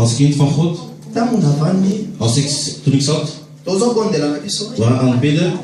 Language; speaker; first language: Dutch; non-native, learner; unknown